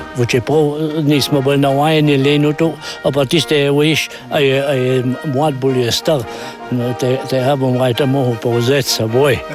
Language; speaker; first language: Slovenian; native; Slovenian